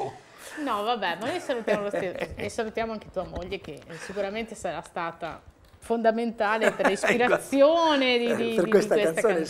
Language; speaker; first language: Italian; native; Italian